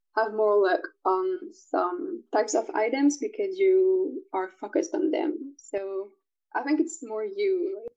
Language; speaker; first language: English; non-native, fluent; French